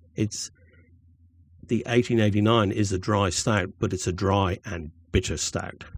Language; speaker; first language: English; native; English